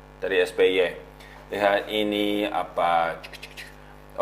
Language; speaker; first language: Indonesian; non-native, fluent; English